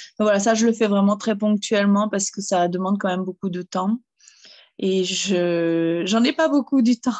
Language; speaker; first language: French; early bilingual, other home language; German